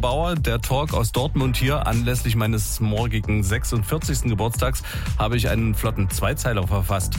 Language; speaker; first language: German; native; German